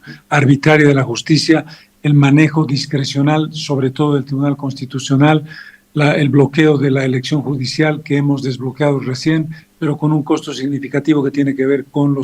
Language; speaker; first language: Spanish; native; Spanish